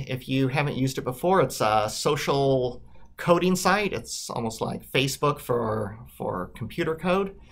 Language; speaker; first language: English; native; English